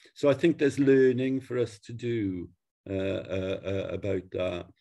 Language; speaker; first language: English; native; English